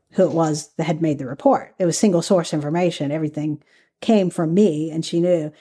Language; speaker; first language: English; native; English